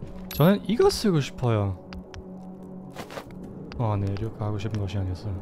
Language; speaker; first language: Korean; non-native, fluent; German